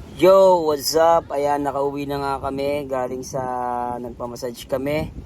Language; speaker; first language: Filipino; native; Filipino